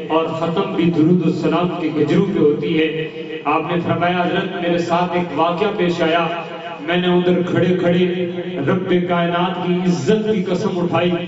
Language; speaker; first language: Urdu; non-native, local second language; Punjabi